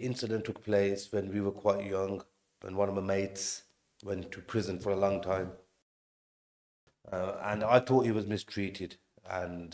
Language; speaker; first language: English; native; English